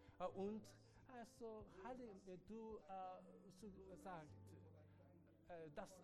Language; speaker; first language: German; non-native, learner; Korean